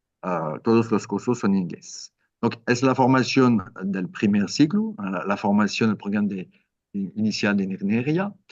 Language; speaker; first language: Spanish; non-native, learner; French